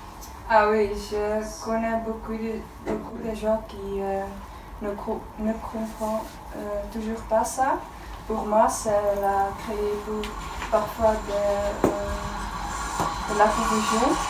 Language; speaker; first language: French; non-native, learner; Dutch